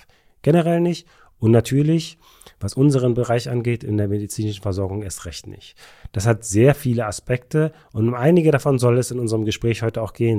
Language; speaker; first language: German; native; German